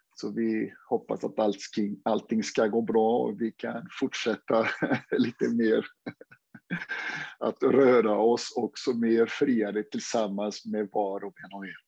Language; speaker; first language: Swedish; non-native, fluent; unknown